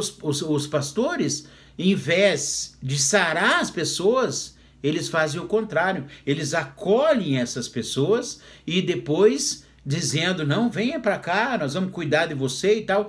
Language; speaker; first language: Portuguese; native; Portuguese